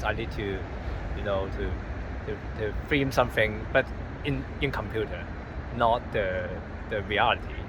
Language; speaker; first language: English; non-native, learner; Cantonese